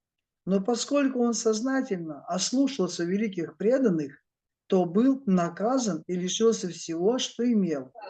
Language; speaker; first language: Russian; native; Russian